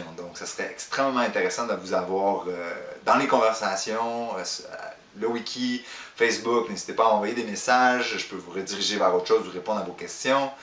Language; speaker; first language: French; native; French